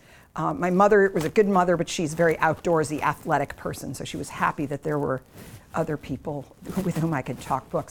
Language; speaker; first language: English; native; English